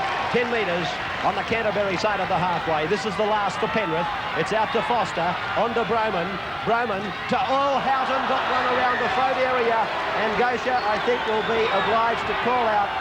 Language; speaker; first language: English; native; English